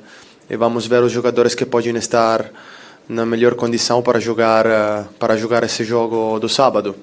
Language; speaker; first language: Portuguese; non-native, fluent; Italian